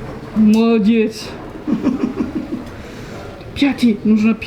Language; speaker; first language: Russian; non-native, learner; French